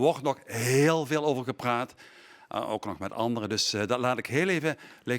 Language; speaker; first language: Dutch; native; Dutch